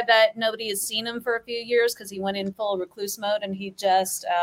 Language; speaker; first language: English; native; English